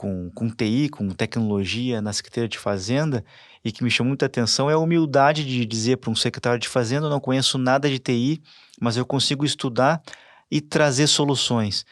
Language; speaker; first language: Portuguese; native; Portuguese